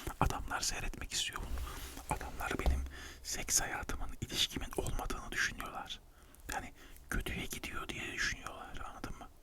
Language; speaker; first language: Turkish; native; Turkish